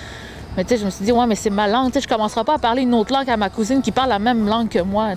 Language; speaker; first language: French; non-native, local second language; Innu-aimun